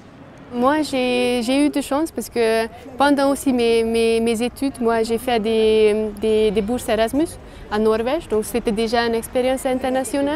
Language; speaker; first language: French; non-native, fluent; Hungarian